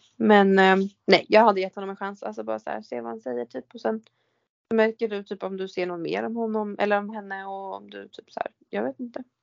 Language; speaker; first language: Swedish; native; Swedish